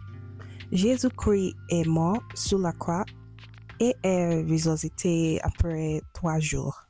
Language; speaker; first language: French; non-native, learner; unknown